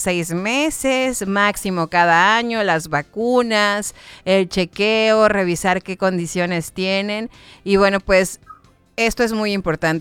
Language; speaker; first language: Spanish; native; Spanish